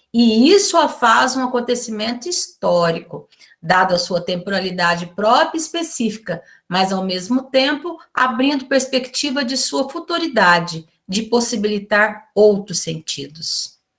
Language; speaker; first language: Portuguese; native; Portuguese